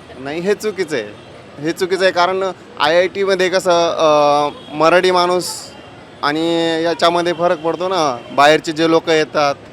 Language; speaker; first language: Marathi; native; Marathi